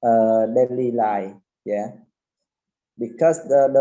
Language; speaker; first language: English; non-native, learner; Khmer